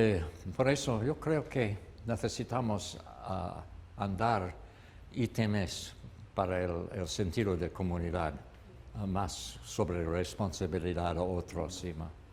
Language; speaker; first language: Spanish; non-native, learner; English